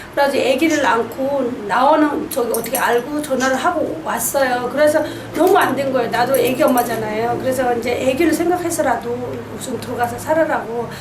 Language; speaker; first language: Korean; non-native, fluent; Nepali